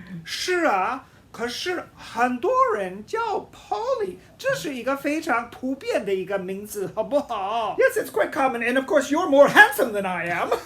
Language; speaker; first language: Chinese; non-native, fluent; English